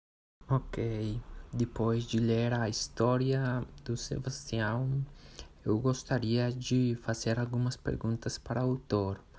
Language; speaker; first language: Portuguese; non-native, learner; Spanish